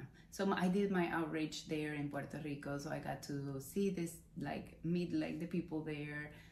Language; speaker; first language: English; non-native, fluent; Spanish